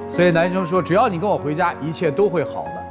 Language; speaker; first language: Chinese; native; Chinese